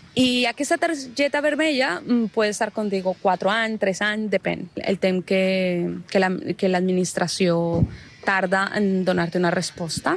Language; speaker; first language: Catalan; non-native, learner; Spanish